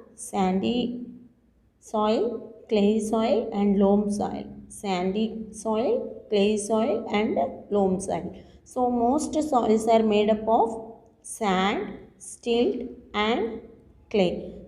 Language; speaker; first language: English; non-native, local second language; Telugu